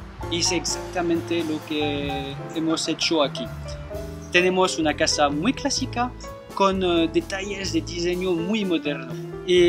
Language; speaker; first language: Spanish; non-native, fluent; French